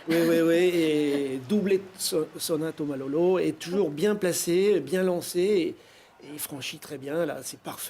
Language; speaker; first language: French; native; French